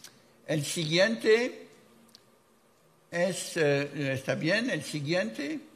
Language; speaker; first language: Spanish; non-native, fluent; French